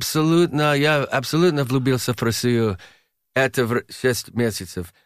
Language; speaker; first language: Russian; non-native, learner; English